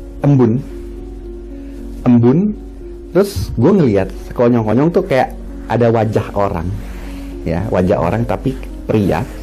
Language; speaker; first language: Indonesian; native; Indonesian